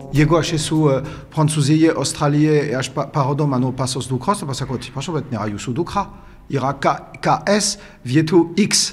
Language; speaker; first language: Lithuanian; non-native, learner; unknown